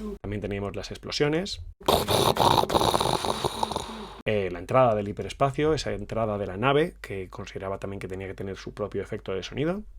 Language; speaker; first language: Spanish; native; Spanish